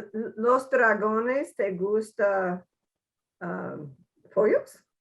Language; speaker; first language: Spanish; non-native, learner; English